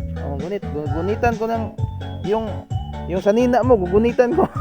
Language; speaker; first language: Filipino; non-native, local second language; Cebuano